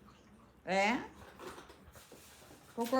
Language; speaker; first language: French; native; French